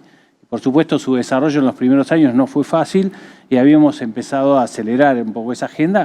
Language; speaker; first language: Spanish; native; Spanish